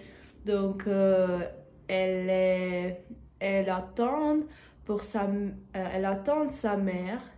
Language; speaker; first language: French; non-native, learner; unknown